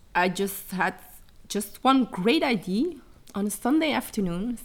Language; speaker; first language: English; early bilingual, heritage; English